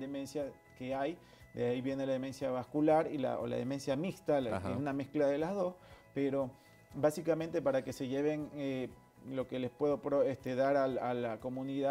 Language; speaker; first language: Spanish; native; Spanish